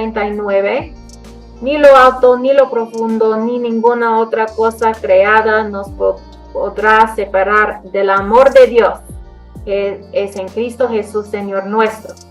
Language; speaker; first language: Spanish; non-native, fluent; English